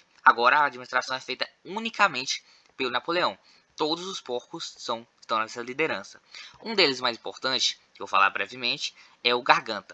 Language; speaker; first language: Portuguese; native; Portuguese